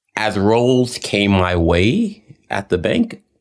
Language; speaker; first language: English; native; English